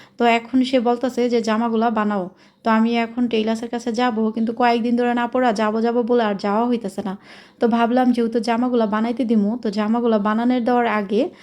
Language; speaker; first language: Bangla; native; Bangla